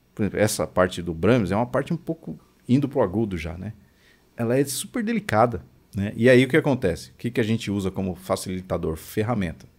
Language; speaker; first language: Portuguese; native; Portuguese